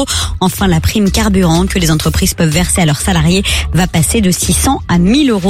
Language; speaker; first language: French; native; French